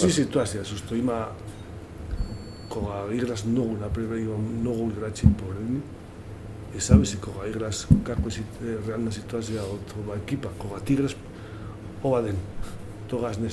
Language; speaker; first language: Macedonian; non-native, learner; Spanish